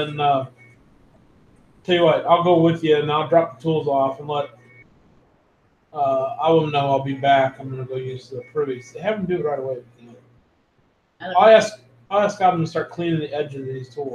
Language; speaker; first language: English; native; English